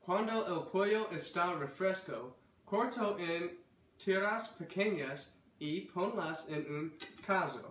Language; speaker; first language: Spanish; non-native, learner; English